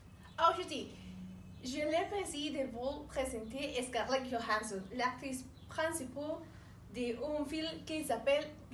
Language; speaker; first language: French; non-native, learner; Spanish